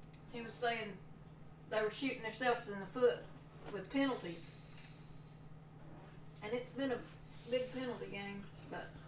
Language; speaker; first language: English; native; English